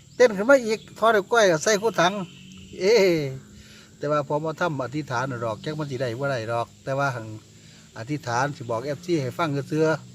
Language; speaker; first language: Thai; native; Thai